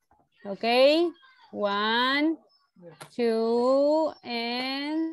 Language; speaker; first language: English; non-native, learner; Spanish